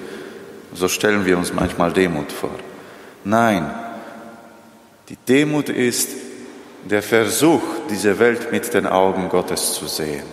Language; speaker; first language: German; non-native, fluent; Polish